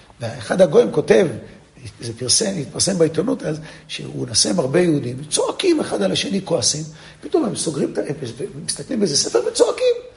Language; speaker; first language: Hebrew; non-native, fluent; English